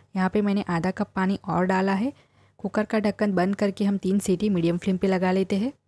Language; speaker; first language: Hindi; non-native, local second language; Gujarati